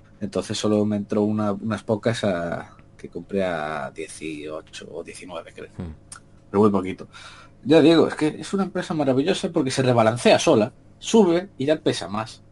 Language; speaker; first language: Spanish; native; Spanish